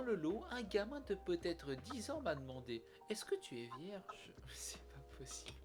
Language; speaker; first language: French; native; French